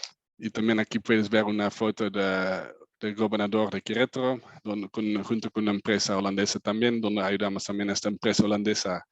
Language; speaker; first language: Spanish; non-native, fluent; Dutch